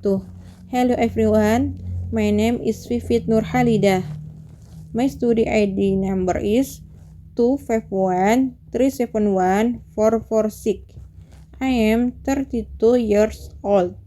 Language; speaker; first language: English; non-native, learner; Indonesian